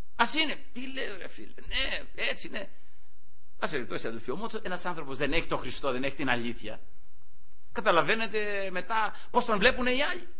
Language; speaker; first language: Greek; native; Greek